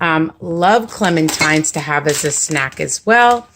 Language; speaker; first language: English; native; English